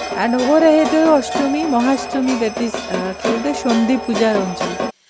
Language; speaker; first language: Hindi; non-native, local second language; Bangla